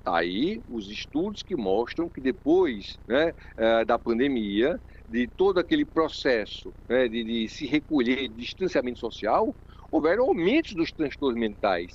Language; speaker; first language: Portuguese; native; Portuguese